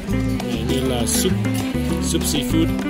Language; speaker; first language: Vietnamese; early bilingual, heritage; Vietnamese